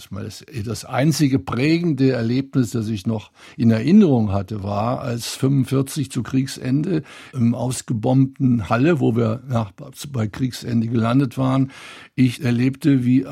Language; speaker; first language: German; native; German